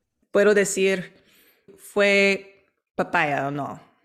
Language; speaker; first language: Spanish; non-native, fluent; English